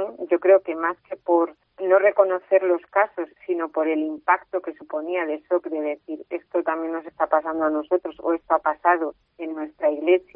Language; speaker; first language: Spanish; native; Spanish